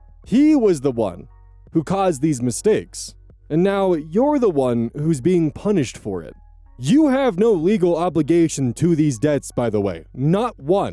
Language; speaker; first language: English; native; English